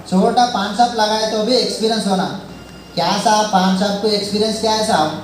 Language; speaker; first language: Hindi; non-native, local second language; Telugu